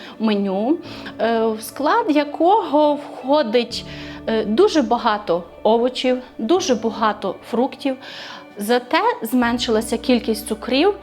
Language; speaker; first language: Ukrainian; native; Ukrainian